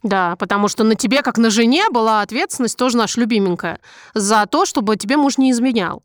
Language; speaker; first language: Russian; native; Russian